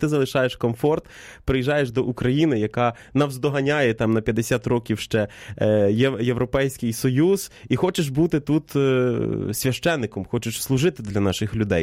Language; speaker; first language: Ukrainian; native; Ukrainian